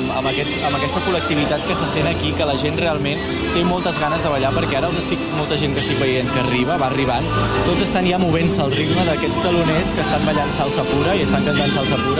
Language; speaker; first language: Catalan; native; Catalan